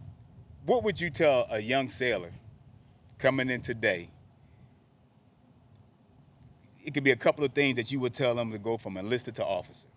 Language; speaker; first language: English; native; English